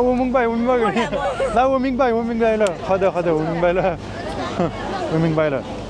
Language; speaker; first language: Chinese; non-native, learner; French